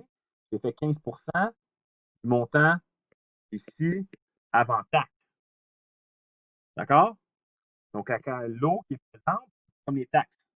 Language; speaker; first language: French; native; French